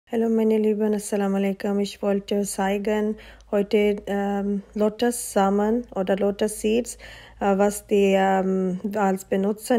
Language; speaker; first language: German; non-native, learner; Urdu